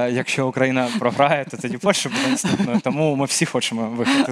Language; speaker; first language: Polish; non-native, fluent; Ukrainian